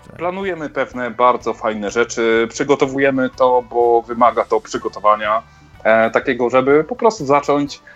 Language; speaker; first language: Polish; native; Polish